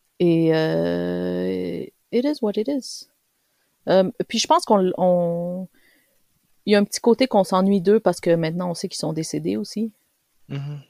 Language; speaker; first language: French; early bilingual, other home language; Spanish